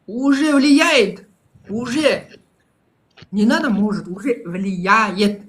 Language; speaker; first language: Russian; non-native, local second language; Kazakh